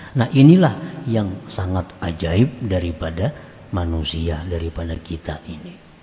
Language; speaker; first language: Indonesian; native; Indonesian